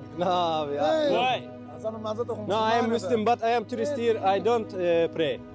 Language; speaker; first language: English; non-native, learner; Turkish